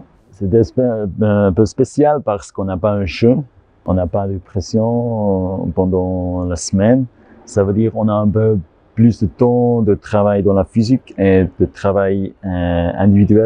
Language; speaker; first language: French; non-native, learner; German